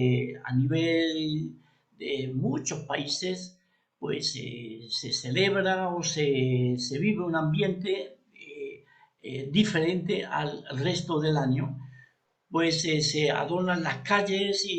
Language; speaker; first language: Spanish; native; Spanish